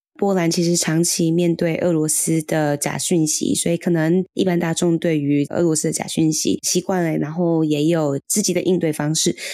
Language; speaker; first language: Chinese; native; Chinese